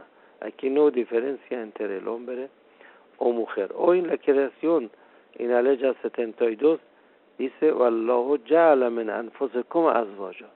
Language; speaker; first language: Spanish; non-native, fluent; Persian